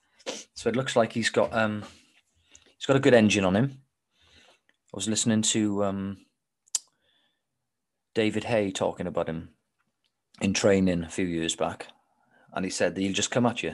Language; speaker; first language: English; native; English